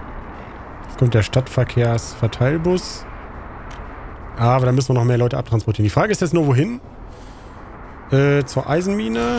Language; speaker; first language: German; native; German